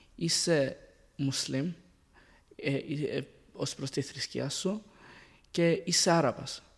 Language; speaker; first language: Greek; non-native, fluent; Arabic